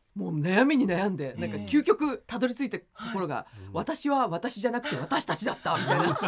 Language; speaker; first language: Japanese; native; Japanese